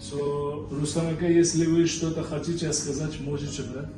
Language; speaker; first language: Russian; non-native, learner; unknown